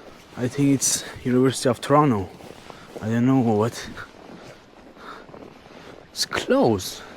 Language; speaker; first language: English; non-native, learner; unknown